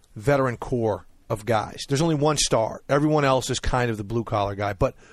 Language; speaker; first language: English; native; English